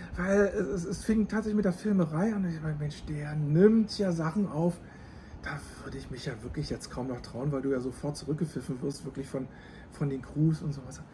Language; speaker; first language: German; native; German